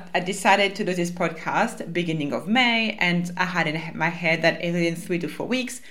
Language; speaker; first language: English; non-native, fluent; French